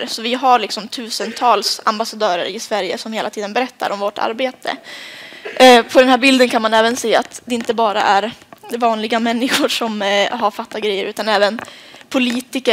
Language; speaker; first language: Swedish; native; Swedish